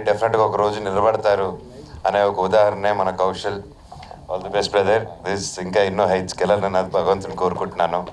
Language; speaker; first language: Telugu; native; Telugu